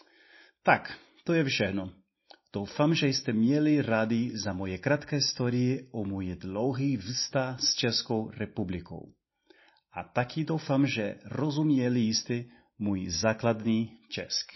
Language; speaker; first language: Czech; non-native, learner; Portuguese